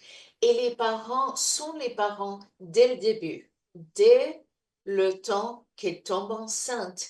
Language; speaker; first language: French; non-native, fluent; English